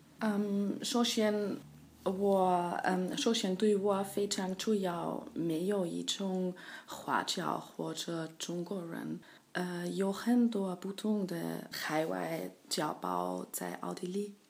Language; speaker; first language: Chinese; non-native, learner; German